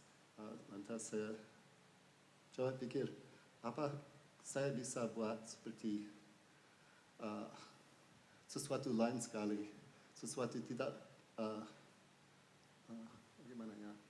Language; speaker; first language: Indonesian; non-native, fluent; English